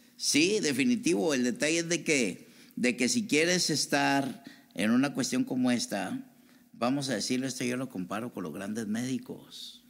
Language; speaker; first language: Spanish; native; Spanish